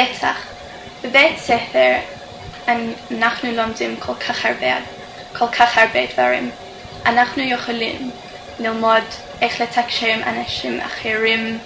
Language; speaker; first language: Hebrew; non-native, fluent; English